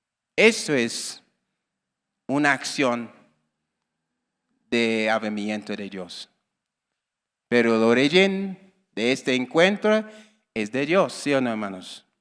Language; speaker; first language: Spanish; non-native, learner; English